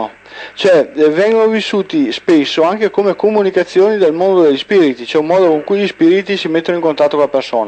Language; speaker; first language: Italian; native; Italian